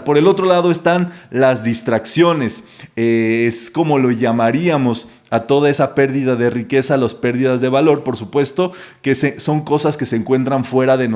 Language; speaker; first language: Spanish; native; Spanish